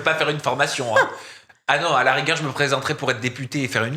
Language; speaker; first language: French; native; French